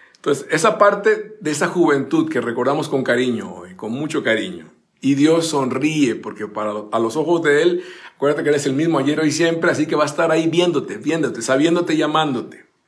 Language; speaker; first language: Spanish; native; Spanish